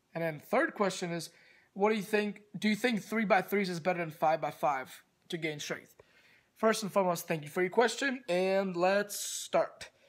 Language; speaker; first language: English; early bilingual, other home language; Russian